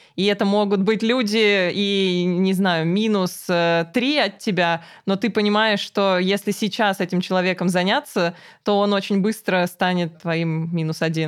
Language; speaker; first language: Russian; non-native, learner; Hebrew